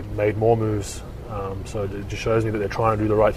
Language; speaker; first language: English; native; English